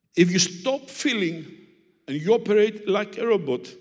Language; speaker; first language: English; non-native, fluent; Greek